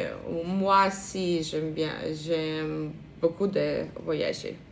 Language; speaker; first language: French; non-native, learner; Russian